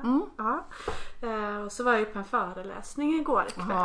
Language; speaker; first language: Swedish; native; Swedish